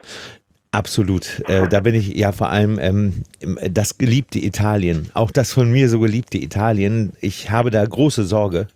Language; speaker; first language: German; native; German